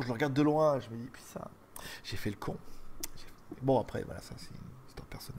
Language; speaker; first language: French; native; French